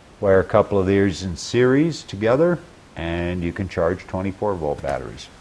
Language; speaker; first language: English; native; English